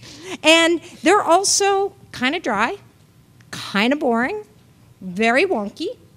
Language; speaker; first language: English; native; English